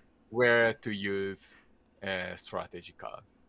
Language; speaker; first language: English; non-native, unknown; Japanese